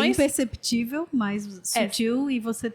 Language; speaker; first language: Portuguese; native; Portuguese